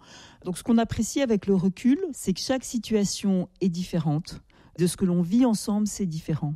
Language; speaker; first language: French; native; French